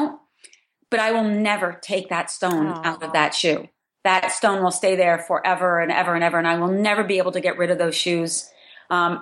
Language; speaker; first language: English; native; English